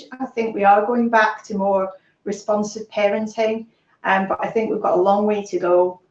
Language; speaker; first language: English; native; English